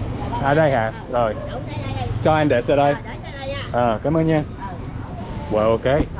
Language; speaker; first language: Vietnamese; non-native, learner; English